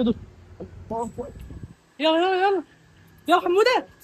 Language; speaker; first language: Arabic; native; Arabic